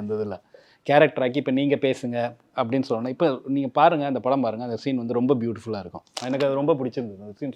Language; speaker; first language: Tamil; native; Tamil